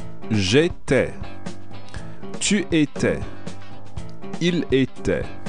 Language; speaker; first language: French; non-native, fluent; English